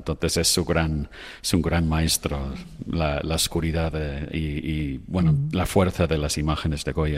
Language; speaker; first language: Spanish; non-native, fluent; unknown